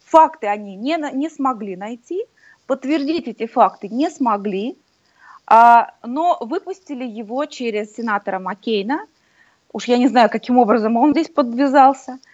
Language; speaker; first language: Russian; native; Russian